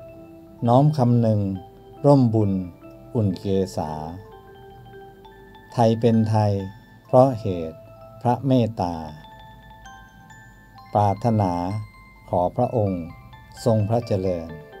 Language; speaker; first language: Thai; native; Thai